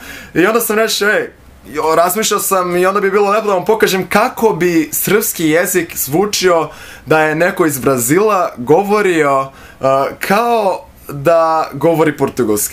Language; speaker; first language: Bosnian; non-native, fluent; Portuguese